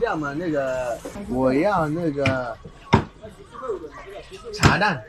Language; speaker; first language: Chinese; non-native, learner; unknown